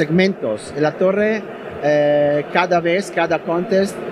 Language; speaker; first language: Spanish; non-native, learner; Italian